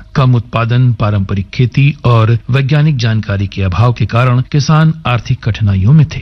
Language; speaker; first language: Hindi; native; Hindi